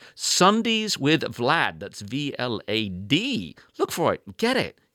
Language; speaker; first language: English; native; English